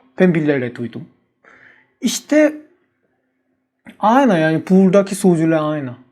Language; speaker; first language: Turkish; non-native, learner; Korean